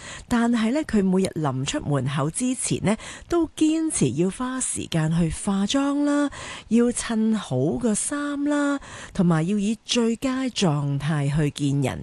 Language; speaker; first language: Cantonese; native; Cantonese